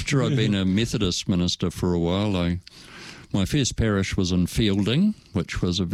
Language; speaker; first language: English; native; English